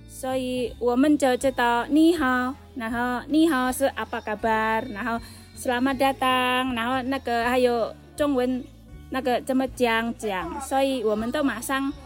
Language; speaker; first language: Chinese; non-native, learner; Indonesian